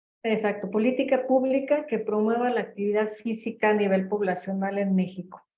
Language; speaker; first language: Spanish; native; Spanish